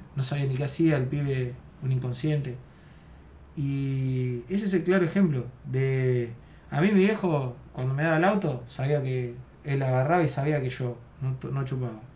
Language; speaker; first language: Spanish; native; Spanish